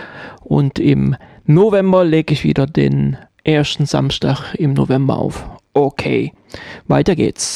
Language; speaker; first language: German; native; German